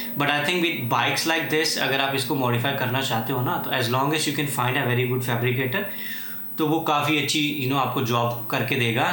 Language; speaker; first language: Hindi; native; Hindi